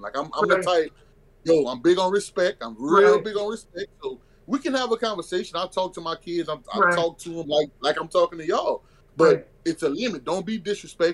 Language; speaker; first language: English; native; English